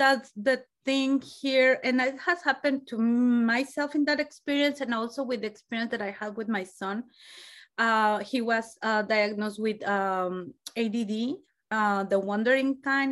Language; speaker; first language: English; non-native, fluent; Spanish